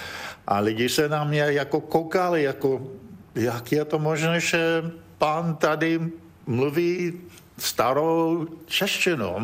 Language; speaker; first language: Czech; early bilingual, heritage; Czech